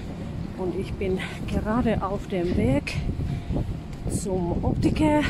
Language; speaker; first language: German; non-native, fluent; Finnish